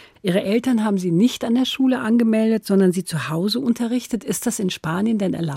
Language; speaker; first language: German; native; German